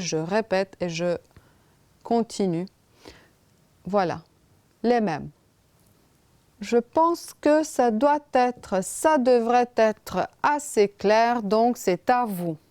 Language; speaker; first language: French; non-native, fluent; Romanian